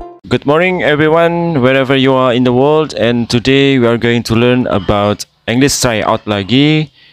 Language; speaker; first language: English; non-native, fluent; Indonesian